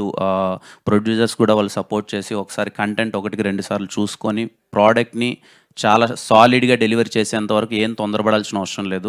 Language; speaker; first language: Telugu; native; Telugu